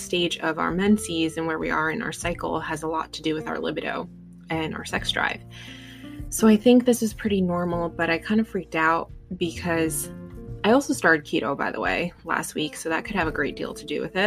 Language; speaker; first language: English; native; English